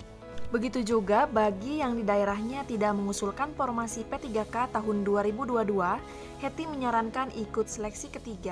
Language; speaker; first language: Indonesian; native; Indonesian